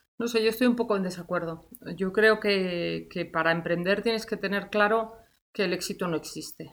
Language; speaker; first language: Spanish; native; Spanish